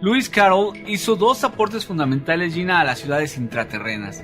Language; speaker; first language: Spanish; native; Spanish